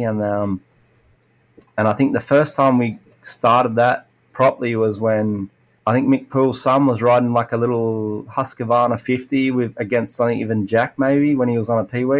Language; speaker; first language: English; native; English